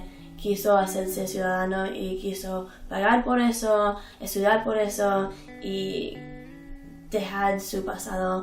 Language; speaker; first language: Spanish; early bilingual, heritage; Spanish